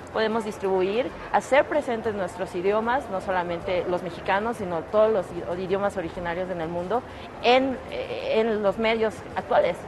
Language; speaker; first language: Spanish; non-native, local second language; Yucateco